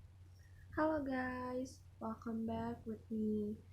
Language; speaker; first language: English; non-native, learner; Indonesian